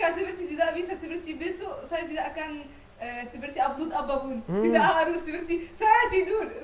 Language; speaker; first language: Indonesian; non-native, learner; Arabic